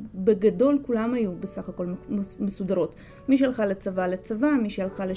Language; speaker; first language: Hebrew; non-native, fluent; Russian